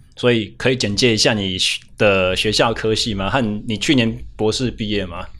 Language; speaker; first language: Chinese; native; Chinese